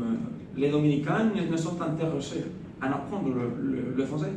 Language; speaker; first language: French; non-native, fluent; Spanish